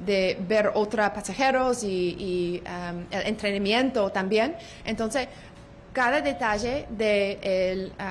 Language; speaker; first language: Spanish; non-native, learner; English